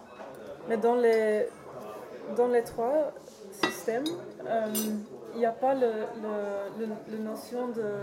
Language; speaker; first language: French; non-native, learner; Dutch